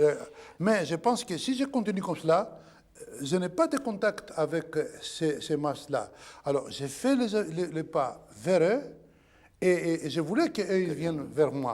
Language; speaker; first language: French; non-native, fluent; Greek